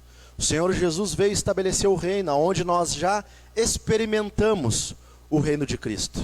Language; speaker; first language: Portuguese; native; Portuguese